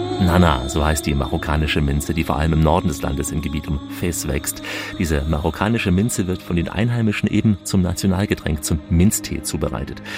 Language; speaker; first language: German; native; German